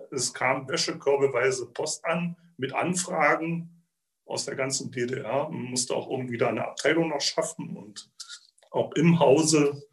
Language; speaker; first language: German; native; German